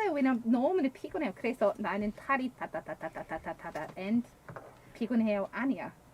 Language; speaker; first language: Korean; non-native, learner; English